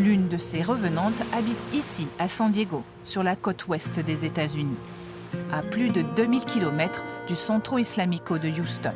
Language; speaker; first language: French; native; French